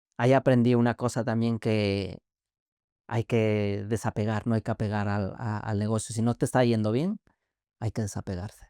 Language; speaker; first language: Spanish; native; Spanish